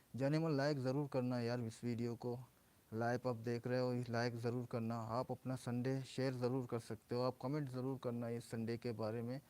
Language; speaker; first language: Urdu; non-native, local second language; Baluchi